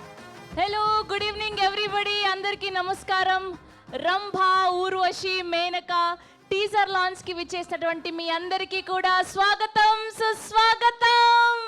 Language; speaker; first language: Telugu; native; Telugu